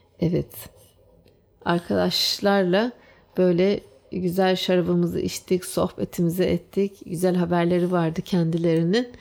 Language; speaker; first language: Turkish; native; Turkish